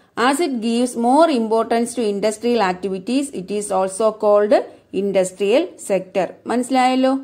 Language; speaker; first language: English; non-native, local second language; Malayalam